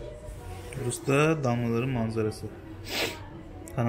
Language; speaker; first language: Turkish; native; Turkish